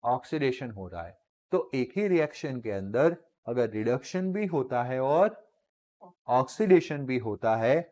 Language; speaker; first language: Hindi; non-native, local second language; Gujarati